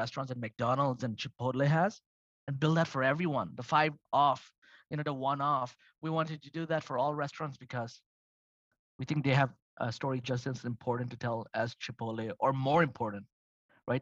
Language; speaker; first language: English; non-native, fluent; Arabic